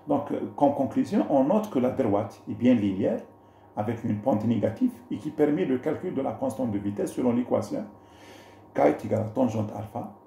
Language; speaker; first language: French; non-native, local second language; Arabic